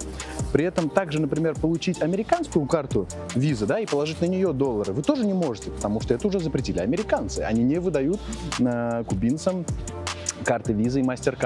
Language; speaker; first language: Russian; native; Russian